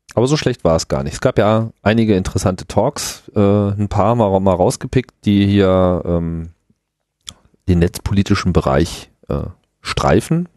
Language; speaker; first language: German; native; German